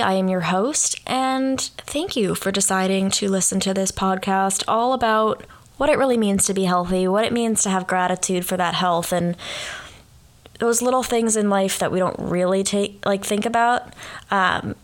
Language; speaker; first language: English; native; English